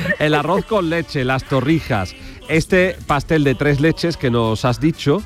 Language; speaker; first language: Spanish; native; Spanish